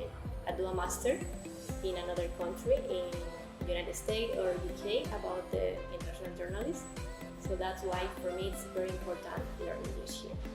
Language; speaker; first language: English; non-native, learner; Spanish